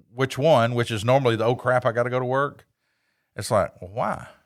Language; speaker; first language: English; native; English